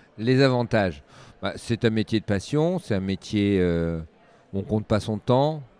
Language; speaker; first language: French; native; French